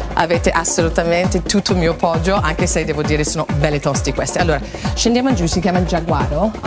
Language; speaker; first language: Italian; non-native, fluent; English